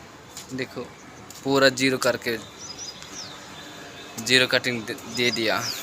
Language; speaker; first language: Hindi; non-native, local second language; Kok Borok